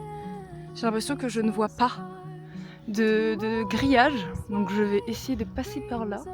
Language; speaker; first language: French; native; French